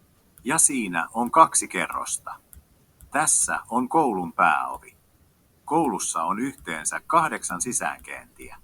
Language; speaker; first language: Finnish; non-native, learner; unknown